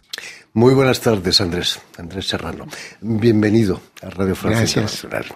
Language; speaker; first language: Spanish; native; Spanish